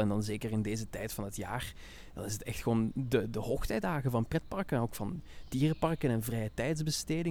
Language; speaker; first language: Dutch; native; Dutch